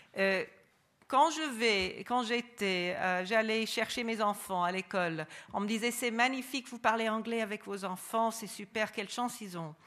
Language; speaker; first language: French; non-native, fluent; English